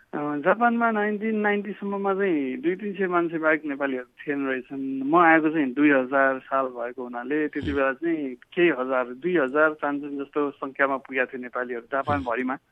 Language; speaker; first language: Nepali; native; Nepali